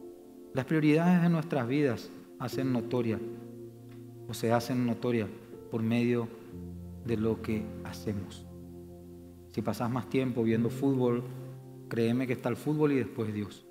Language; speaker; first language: Spanish; native; Spanish